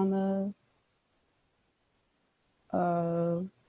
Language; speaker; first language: Arabic; non-native, learner; English